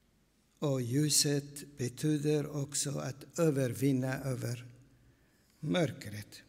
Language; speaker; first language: Swedish; non-native, fluent; Aramaic